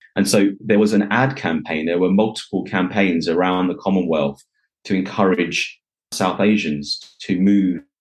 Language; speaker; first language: English; native; English